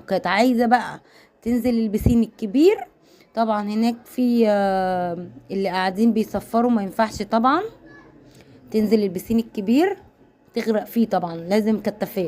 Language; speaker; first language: Arabic; native; Arabic